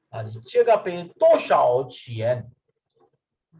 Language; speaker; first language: Chinese; non-native, fluent; Urdu